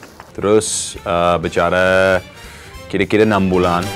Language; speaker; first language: Indonesian; non-native, learner; English